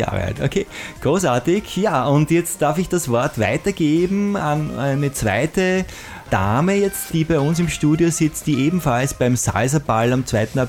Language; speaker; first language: German; native; German